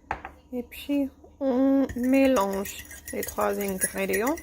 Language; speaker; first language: French; non-native, fluent; English